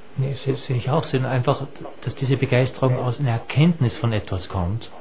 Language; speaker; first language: German; native; German